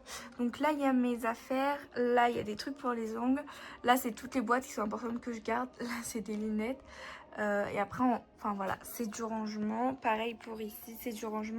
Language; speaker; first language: French; native; French